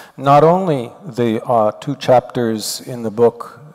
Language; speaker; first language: English; native; English